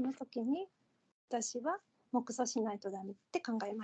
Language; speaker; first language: Japanese; non-native, fluent; Korean